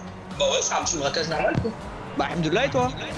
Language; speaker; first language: French; native; French